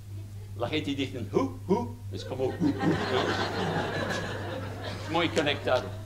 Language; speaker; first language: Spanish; non-native, learner; English